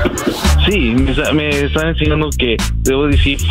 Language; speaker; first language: Spanish; non-native, learner; English